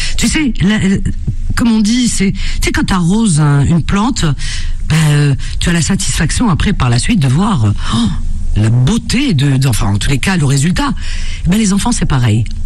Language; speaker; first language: French; native; French